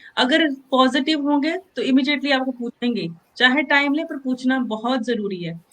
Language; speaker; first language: Hindi; non-native, local second language; Punjabi